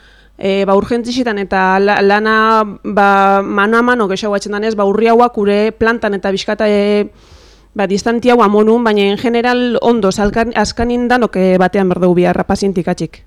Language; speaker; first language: Basque; native; Basque